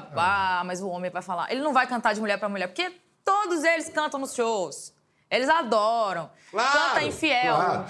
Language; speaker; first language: Portuguese; native; Portuguese